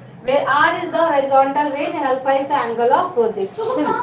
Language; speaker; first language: English; non-native, local second language; Hindi